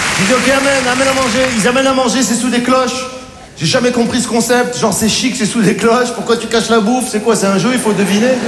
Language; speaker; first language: French; native; French